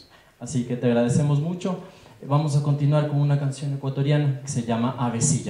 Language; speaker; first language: Spanish; native; Spanish